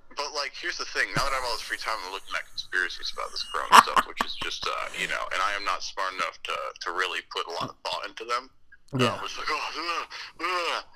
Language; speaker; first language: English; native; English